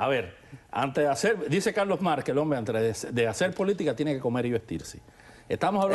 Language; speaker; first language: Spanish; native; Spanish